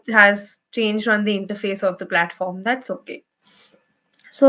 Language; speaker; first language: English; non-native, local second language; Bangla